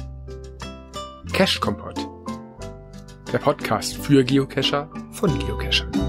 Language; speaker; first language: German; native; German